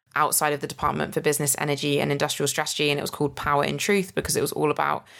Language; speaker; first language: English; native; English